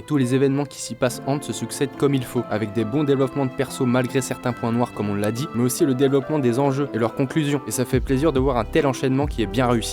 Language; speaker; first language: French; native; French